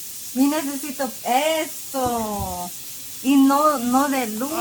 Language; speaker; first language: Spanish; non-native, learner; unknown